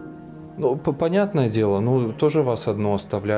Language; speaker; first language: Russian; native; Russian